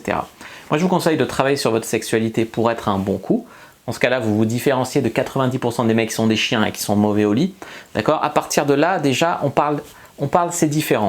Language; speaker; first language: French; native; French